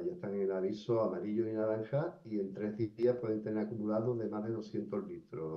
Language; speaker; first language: Spanish; native; Spanish